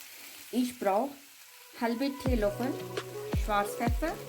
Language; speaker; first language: German; non-native, learner; Urdu